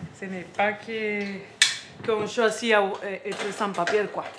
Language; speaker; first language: French; non-native, learner; Spanish